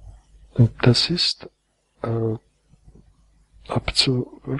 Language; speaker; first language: German; non-native, fluent; Croatian